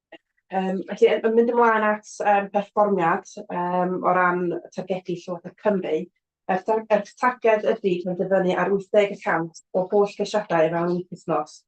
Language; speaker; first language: Welsh; native; Welsh